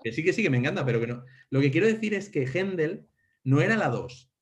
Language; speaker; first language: Spanish; non-native, local second language; Catalan